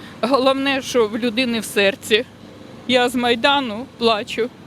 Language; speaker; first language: Ukrainian; non-native, local second language; Russian